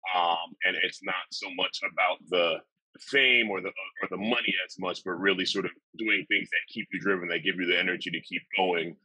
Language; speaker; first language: English; native; English